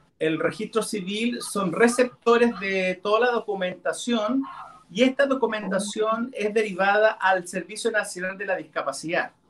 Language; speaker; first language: Spanish; non-native, local second language; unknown